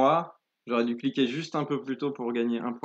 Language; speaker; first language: French; native; French